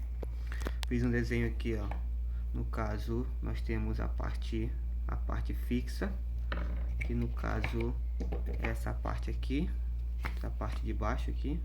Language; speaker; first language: Portuguese; native; Portuguese